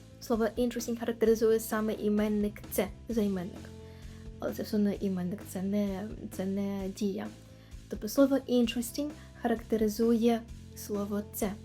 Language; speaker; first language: Ukrainian; native; Ukrainian